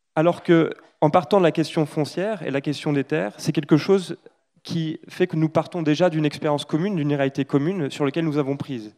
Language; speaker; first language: French; native; French